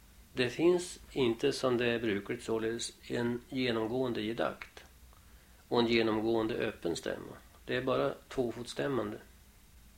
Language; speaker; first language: Swedish; native; Swedish